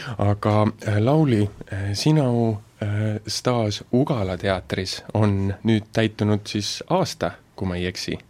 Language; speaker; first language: Estonian; native; Estonian